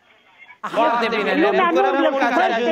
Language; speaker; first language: Romanian; native; Romanian